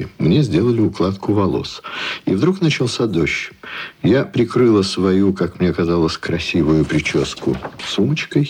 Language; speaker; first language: Russian; native; Russian